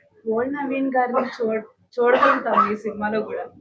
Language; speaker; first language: Telugu; native; Telugu